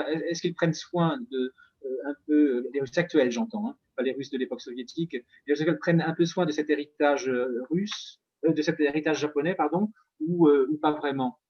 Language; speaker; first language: French; native; French